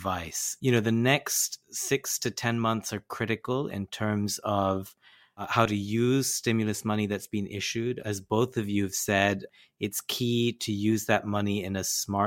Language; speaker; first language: English; non-native, local second language; Hindi